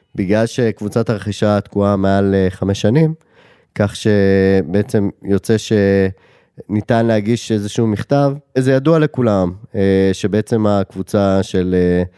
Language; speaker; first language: Hebrew; native; Hebrew